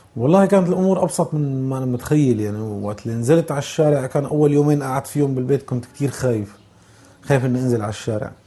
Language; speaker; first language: Arabic; native; Arabic